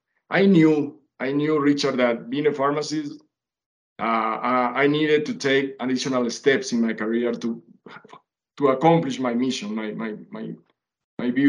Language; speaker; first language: English; non-native, fluent; Spanish